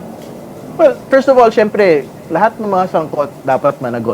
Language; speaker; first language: Filipino; native; Filipino